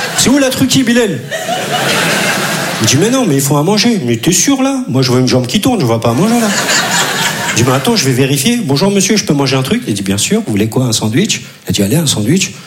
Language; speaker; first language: French; early bilingual, other home language; Turkish